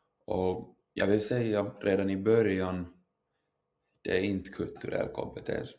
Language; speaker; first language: Swedish; non-native, local second language; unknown